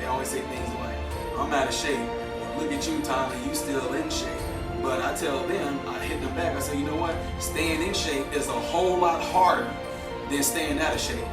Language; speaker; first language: English; native; English